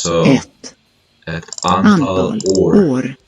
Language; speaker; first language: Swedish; non-native, learner; English